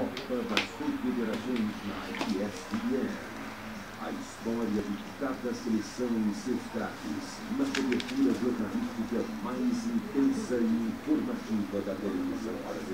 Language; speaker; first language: Portuguese; native; Portuguese